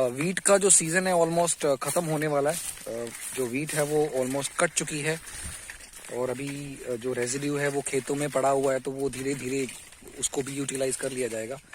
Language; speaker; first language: Hindi; non-native, local second language; Punjabi